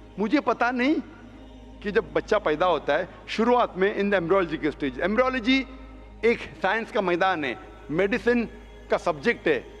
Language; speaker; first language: Hindi; non-native, local second language; Konkani